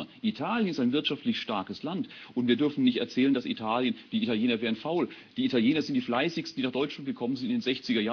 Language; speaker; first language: German; native; German